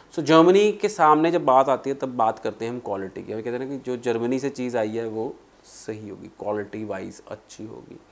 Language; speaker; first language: Hindi; non-native, local second language; Punjabi